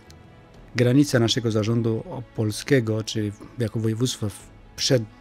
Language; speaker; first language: Polish; non-native, fluent; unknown